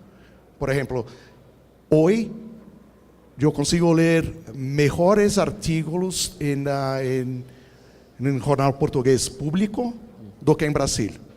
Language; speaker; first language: Spanish; non-native, fluent; Portuguese